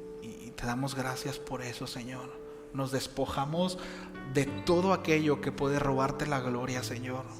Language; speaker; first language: Spanish; native; Spanish